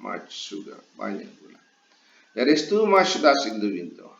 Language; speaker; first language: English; non-native, fluent; Indonesian